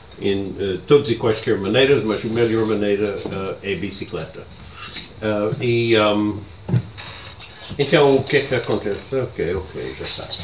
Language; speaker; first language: Portuguese; non-native, learner; English